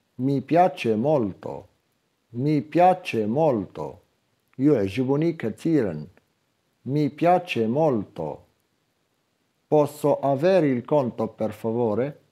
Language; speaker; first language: Italian; non-native, fluent; Arabic